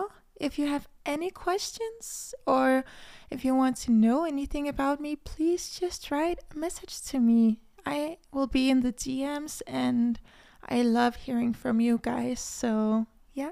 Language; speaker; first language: English; non-native, fluent; Danish